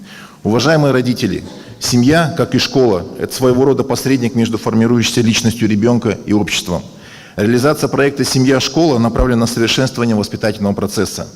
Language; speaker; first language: Russian; native; Russian